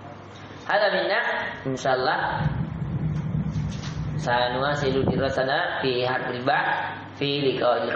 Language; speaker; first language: Arabic; non-native, fluent; Indonesian